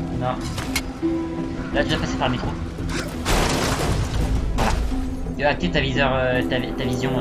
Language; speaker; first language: French; native; French